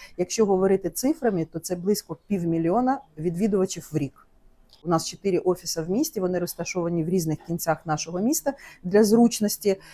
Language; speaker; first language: Ukrainian; native; Ukrainian